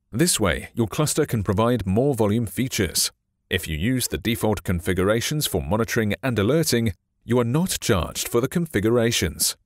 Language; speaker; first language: English; non-native, fluent; Chinese